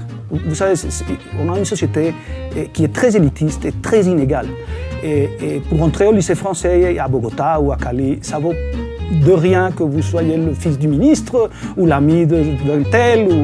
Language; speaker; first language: French; non-native, fluent; Spanish